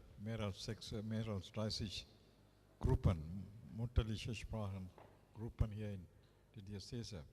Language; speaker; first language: German; non-native, fluent; Tamil